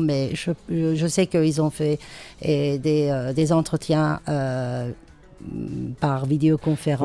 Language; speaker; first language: French; non-native, fluent; Turkish